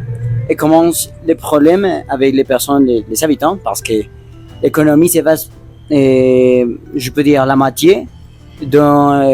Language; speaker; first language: French; non-native, learner; Spanish